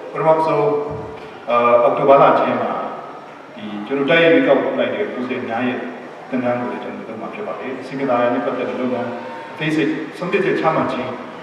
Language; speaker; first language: Burmese; non-native, local second language; Hakha Chin